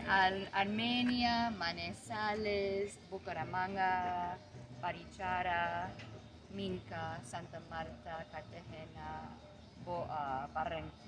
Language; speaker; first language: Spanish; non-native, learner; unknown